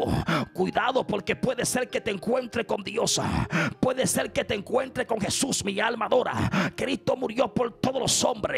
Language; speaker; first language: Spanish; native; Spanish